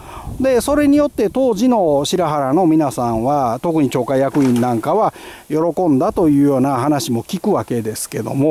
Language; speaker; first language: Japanese; native; Japanese